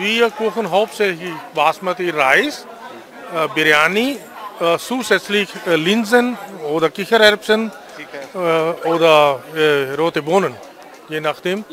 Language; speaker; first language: German; non-native, fluent; Punjabi